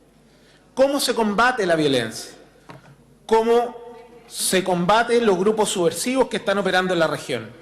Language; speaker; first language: Spanish; native; Spanish